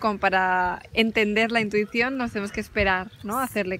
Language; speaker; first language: Spanish; native; Spanish